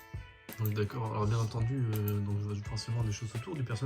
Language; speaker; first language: French; native; French